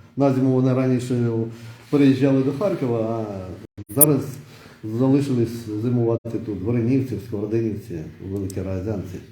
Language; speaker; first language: Ukrainian; native; Ukrainian